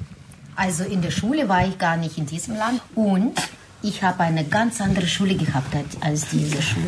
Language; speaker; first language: German; non-native, fluent; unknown